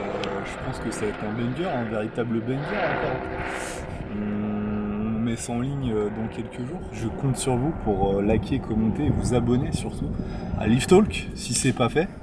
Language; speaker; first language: French; native; French